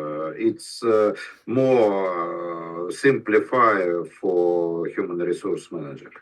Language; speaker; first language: English; non-native, learner; Russian